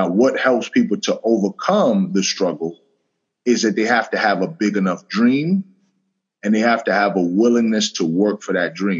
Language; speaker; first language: English; native; English